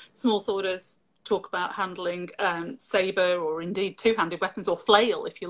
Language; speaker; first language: English; native; English